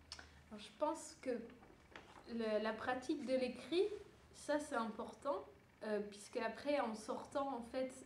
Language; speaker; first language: French; early bilingual, other home language; Dutch